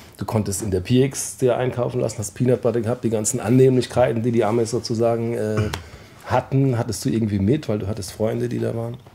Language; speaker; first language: German; early bilingual, other home language; English